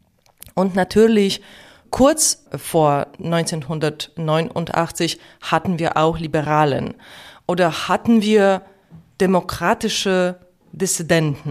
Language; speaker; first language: German; non-native, fluent; Polish